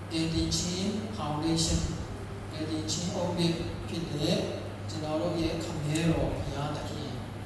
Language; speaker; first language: Burmese; non-native, local second language; Tedim Chin